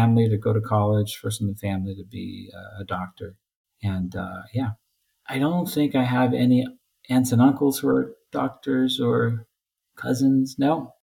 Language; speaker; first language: English; native; English